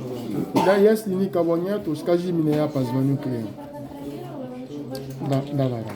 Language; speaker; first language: Russian; non-native, learner; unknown